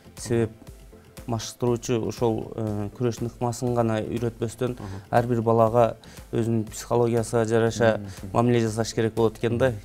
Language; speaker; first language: Kyrgyz; native; Kyrgyz